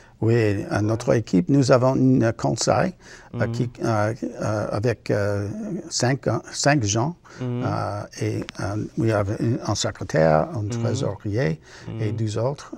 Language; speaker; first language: French; non-native, learner; English